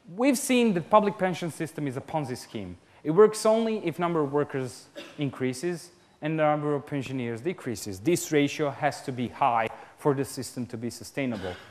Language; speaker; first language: English; non-native, fluent; Serbian